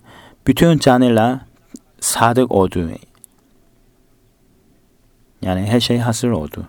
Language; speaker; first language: Turkish; non-native, fluent; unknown